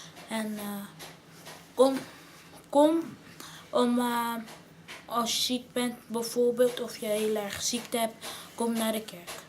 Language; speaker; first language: Dutch; early bilingual, other home language; Lingala